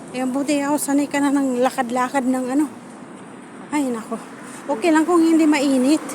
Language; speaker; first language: Filipino; non-native, local second language; Cebuano